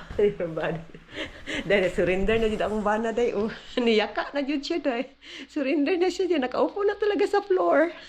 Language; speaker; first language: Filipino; non-native, local second language; Cebuano